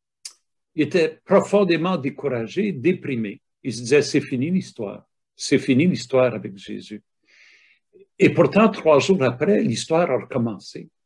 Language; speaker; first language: French; native; French